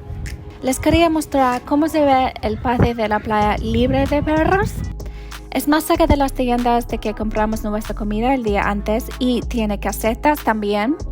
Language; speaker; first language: Spanish; non-native, learner; English